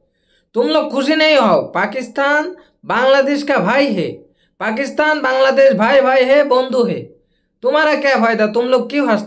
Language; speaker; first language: Hindi; non-native, learner; Bangla